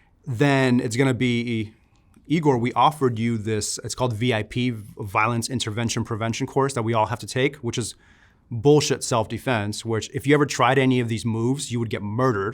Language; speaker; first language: English; native; English